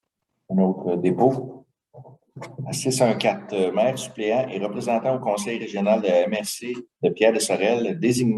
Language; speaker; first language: French; native; French